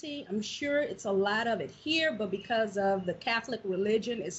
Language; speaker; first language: English; native; English